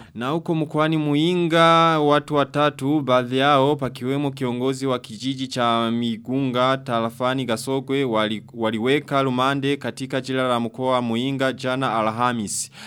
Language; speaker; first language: Swahili; non-native, local second language; Rundi